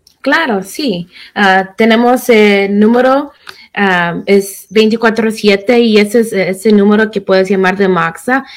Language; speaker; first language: Spanish; early bilingual, heritage; Spanish